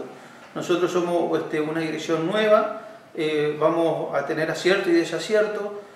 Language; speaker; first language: Spanish; native; Spanish